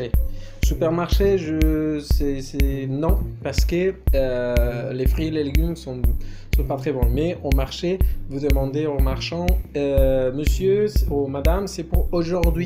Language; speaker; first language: French; non-native, fluent; Spanish